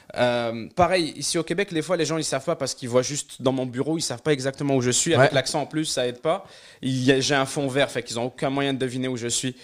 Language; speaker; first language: French; non-native, local second language; Arabic